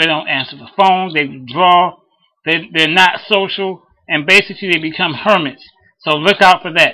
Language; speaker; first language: English; native; English